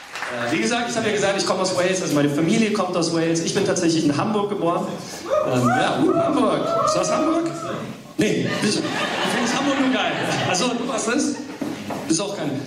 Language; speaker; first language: German; early bilingual, other home language; English